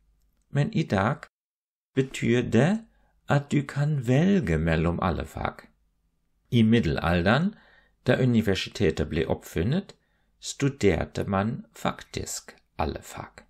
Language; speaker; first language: Norwegian; non-native, fluent; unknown